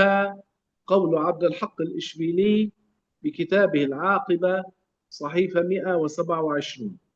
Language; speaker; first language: Arabic; native; Arabic